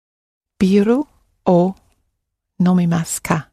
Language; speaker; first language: Japanese; non-native, learner; English